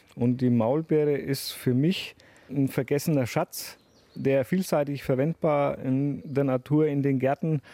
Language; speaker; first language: German; native; German